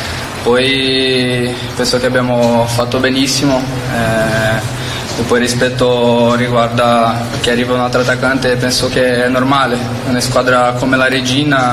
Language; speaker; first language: Italian; non-native, fluent; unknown